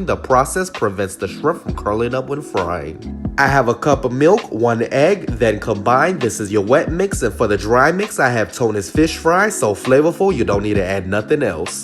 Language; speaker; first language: English; native; English